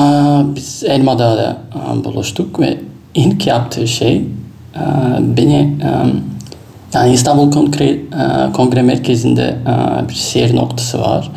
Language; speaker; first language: Turkish; non-native, fluent; Russian